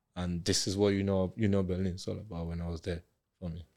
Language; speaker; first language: English; non-native, local second language; Yoruba